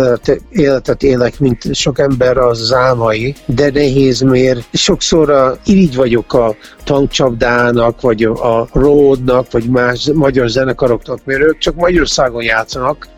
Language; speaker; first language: Hungarian; early bilingual, heritage; Hungarian